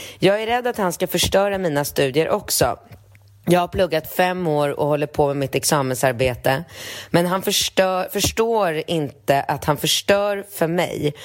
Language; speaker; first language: Swedish; early bilingual, other home language; Polish